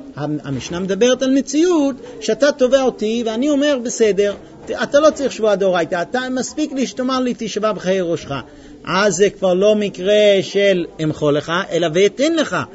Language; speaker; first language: Hebrew; non-native, fluent; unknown